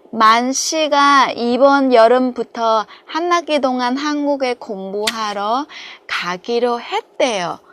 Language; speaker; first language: Korean; non-native, fluent; Vietnamese